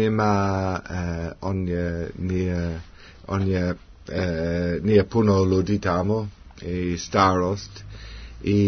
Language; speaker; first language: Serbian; non-native, learner; English